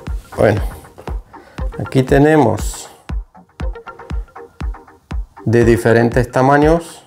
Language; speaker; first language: Spanish; non-native, fluent; Bulgarian